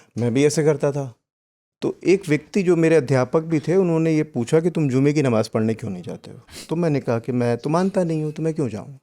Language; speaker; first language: Hindi; native; Hindi